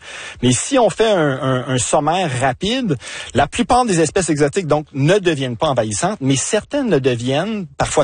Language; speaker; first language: French; native; French